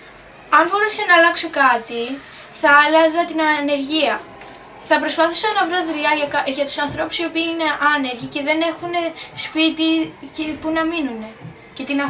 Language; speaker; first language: Greek; early bilingual, other home language; Romanian